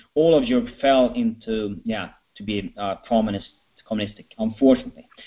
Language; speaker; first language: English; non-native, fluent; Swedish